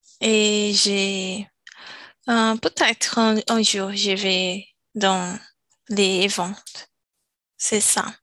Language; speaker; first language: French; non-native, learner; Portuguese